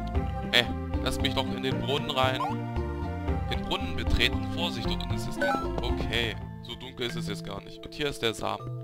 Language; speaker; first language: German; native; German